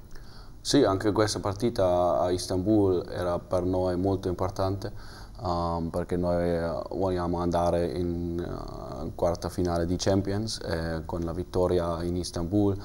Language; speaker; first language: Italian; non-native, learner; German